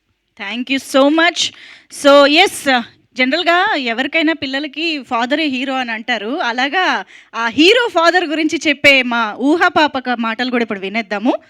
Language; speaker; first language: Telugu; native; Telugu